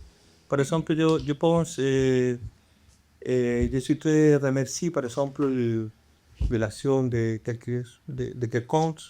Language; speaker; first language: French; non-native, fluent; Spanish